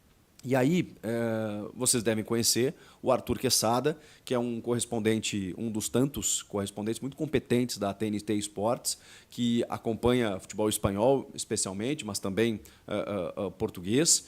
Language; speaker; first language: Portuguese; native; Portuguese